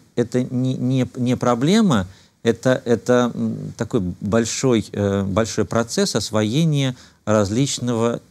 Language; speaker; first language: Russian; native; Russian